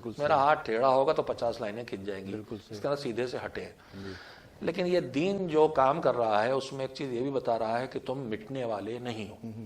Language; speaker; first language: Urdu; native; Urdu